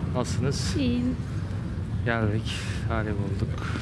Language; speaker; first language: Turkish; native; Turkish